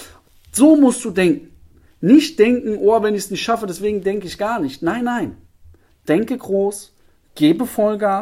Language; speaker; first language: German; native; German